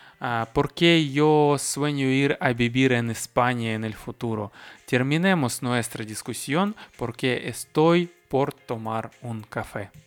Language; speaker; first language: Spanish; non-native, learner; Russian